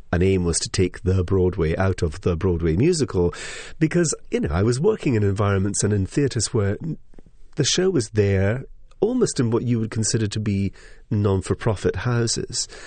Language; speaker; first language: English; native; English